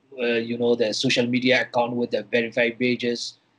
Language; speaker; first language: English; non-native, fluent; Burmese